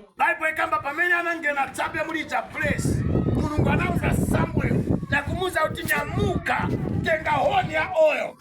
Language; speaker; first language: Nyanja; non-native, local second language; Bemba